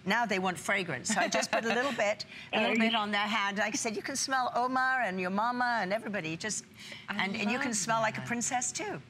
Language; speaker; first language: English; native; English